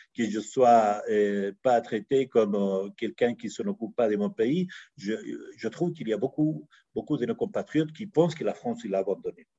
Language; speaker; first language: French; non-native, fluent; Spanish